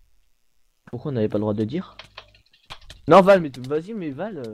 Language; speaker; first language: French; native; French